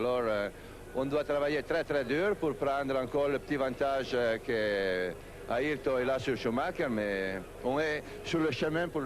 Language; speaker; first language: French; non-native, fluent; Italian